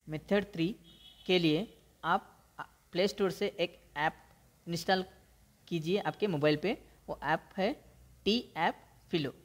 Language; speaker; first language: Hindi; non-native, local second language; Telugu